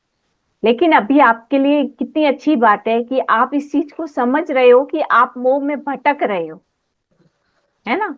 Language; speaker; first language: Hindi; native; Hindi